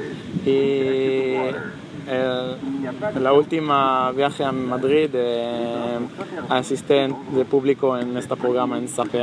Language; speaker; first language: Spanish; non-native, learner; Hebrew